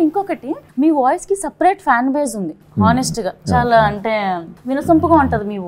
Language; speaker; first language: Telugu; native; Telugu